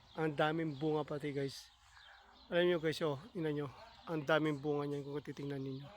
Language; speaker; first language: Filipino; non-native, local second language; Hiligaynon